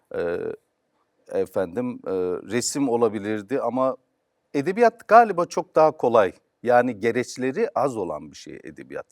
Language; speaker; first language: Turkish; native; Turkish